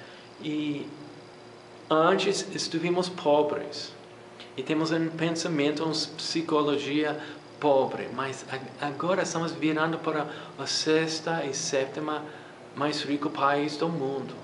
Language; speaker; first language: Portuguese; non-native, fluent; English